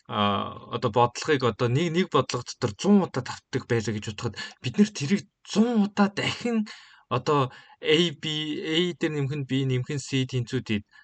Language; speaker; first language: Mongolian; native; Mongolian